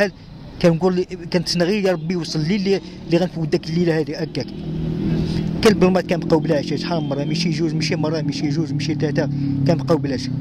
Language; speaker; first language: Arabic; native; Arabic